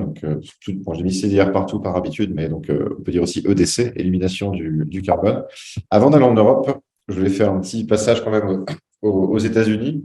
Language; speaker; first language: French; native; French